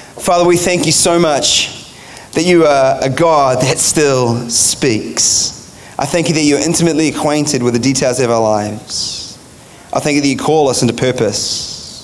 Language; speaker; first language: English; native; English